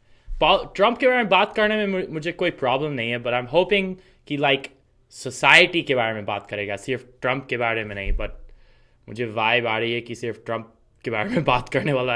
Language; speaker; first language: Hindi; non-native, fluent; English